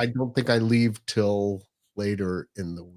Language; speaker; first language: English; native; English